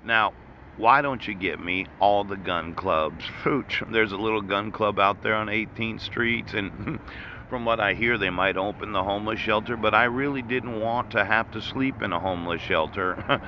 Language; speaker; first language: English; native; English